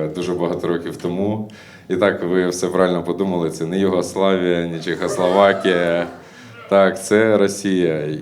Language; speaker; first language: Ukrainian; native; Ukrainian